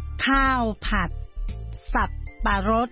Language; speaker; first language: Chinese; non-native, fluent; Thai